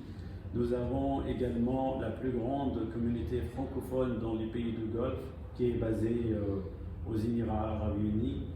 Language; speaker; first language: French; non-native, fluent; Arabic